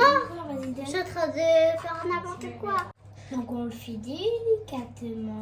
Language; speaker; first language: French; native; French